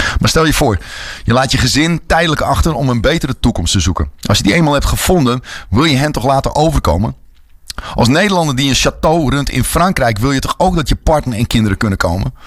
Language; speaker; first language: Dutch; native; Dutch